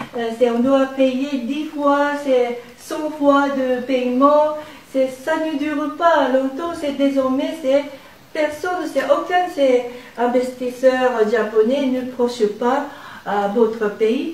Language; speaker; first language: French; non-native, learner; Japanese